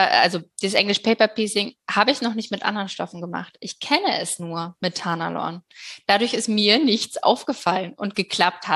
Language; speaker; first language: German; native; German